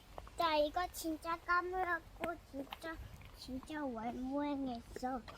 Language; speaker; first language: Korean; early bilingual, heritage; Korean